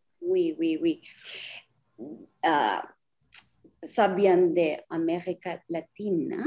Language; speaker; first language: French; non-native, learner; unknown